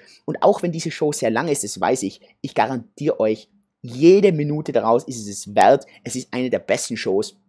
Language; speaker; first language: German; native; German